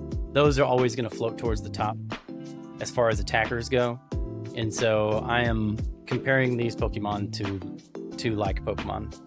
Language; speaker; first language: English; native; English